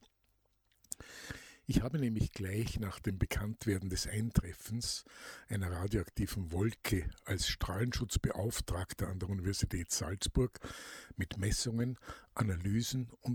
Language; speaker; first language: German; native; German